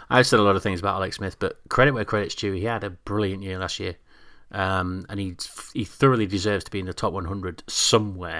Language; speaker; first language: English; native; English